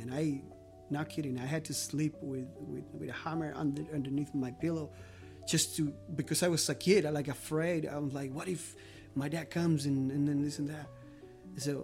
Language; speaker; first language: English; non-native, fluent; Spanish